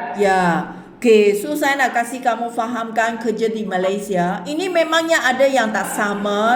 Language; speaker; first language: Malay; non-native, local second language; Chinese